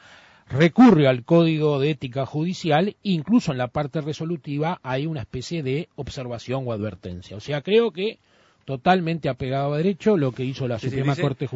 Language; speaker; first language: Spanish; native; Spanish